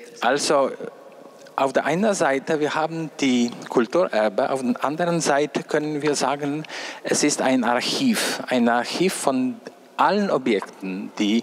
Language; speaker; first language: German; non-native, fluent; Polish